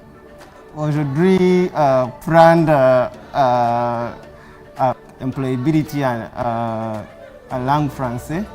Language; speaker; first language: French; non-native, learner; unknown